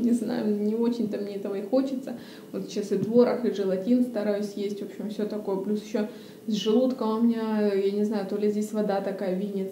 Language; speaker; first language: Russian; native; Russian